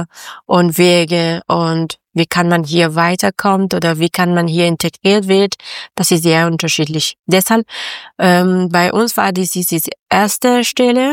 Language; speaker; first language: German; non-native, learner; Persian